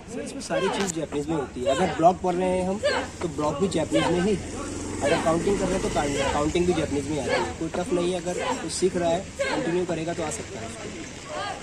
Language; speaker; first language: Hindi; native; Hindi